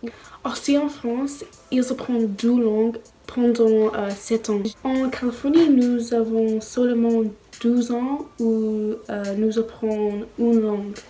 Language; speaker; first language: French; non-native, learner; English